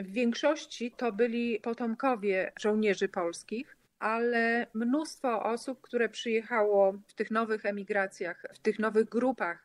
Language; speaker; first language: Polish; native; Polish